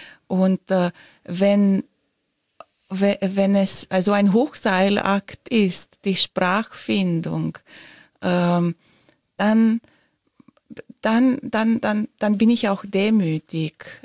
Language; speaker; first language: German; non-native, fluent; Romanian